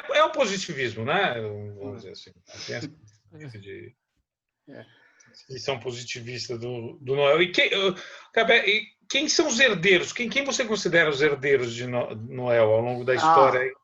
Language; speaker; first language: Portuguese; native; Portuguese